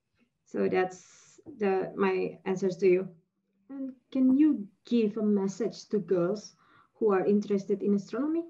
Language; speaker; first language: English; non-native, fluent; Indonesian